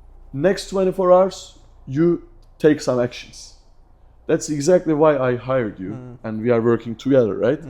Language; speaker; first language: English; non-native, fluent; Turkish